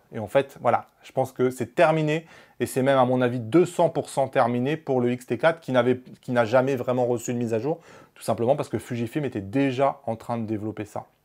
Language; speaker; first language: French; native; French